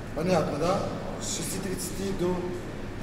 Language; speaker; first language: Russian; native; Russian